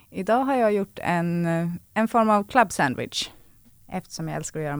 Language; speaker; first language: Swedish; native; Swedish